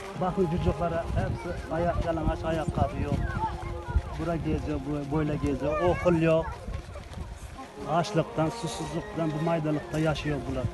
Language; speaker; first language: Turkish; non-native, learner; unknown